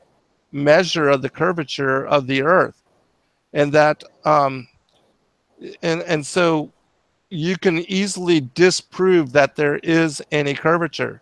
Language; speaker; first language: English; native; English